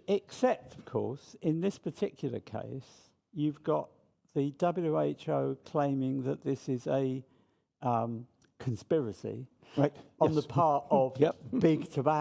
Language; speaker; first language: English; native; English